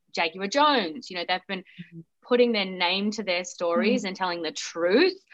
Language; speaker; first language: English; native; English